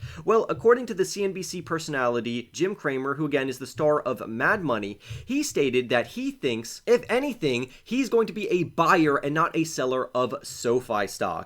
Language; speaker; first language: English; native; English